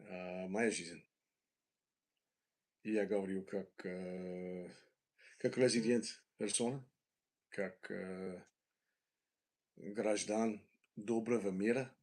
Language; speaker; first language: Russian; non-native, learner; English